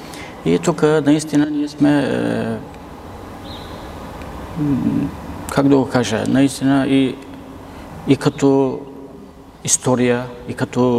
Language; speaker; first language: Bulgarian; non-native, local second language; Turkish